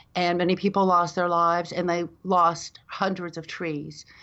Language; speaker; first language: English; native; English